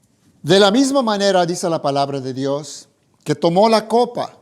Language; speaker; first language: Spanish; native; Spanish